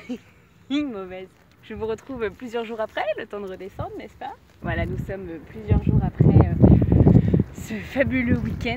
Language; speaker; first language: French; native; French